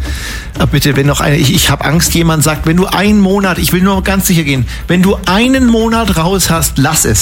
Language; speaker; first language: German; native; German